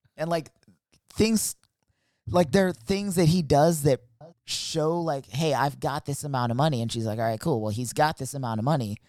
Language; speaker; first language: English; native; English